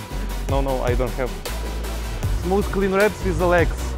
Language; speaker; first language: English; non-native, learner; Russian